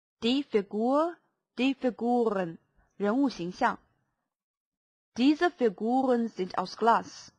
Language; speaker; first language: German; non-native, fluent; Chinese